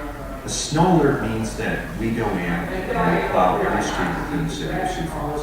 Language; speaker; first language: English; native; English